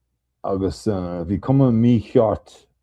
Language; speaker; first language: Irish; non-native, learner; English